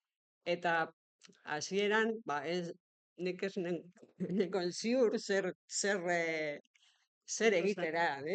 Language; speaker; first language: Basque; non-native, local second language; Spanish